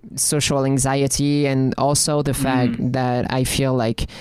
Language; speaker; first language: English; non-native, fluent; French